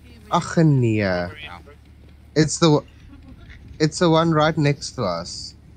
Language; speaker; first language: English; non-native, local second language; Afrikaans